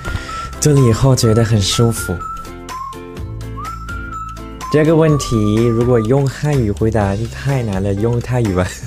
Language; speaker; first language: Chinese; non-native, learner; Thai